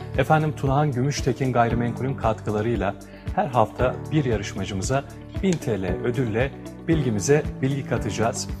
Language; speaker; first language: Turkish; native; Turkish